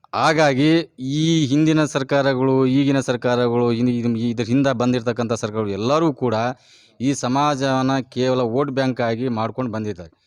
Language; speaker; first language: Kannada; non-native, local second language; Lambadi